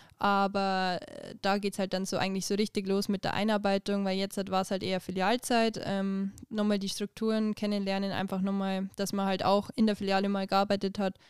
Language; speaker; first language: German; native; German